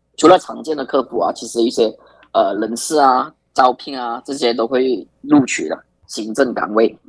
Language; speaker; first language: Chinese; native; Chinese